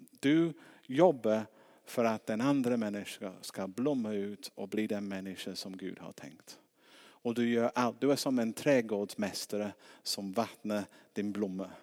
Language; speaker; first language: Swedish; non-native, fluent; English